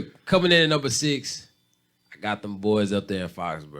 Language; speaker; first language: English; native; English